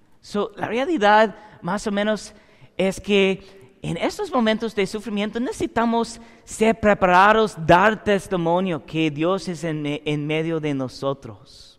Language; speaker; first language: Spanish; non-native, learner; English